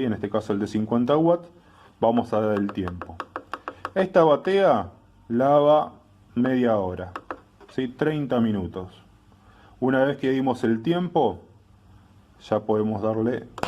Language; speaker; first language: Spanish; native; Spanish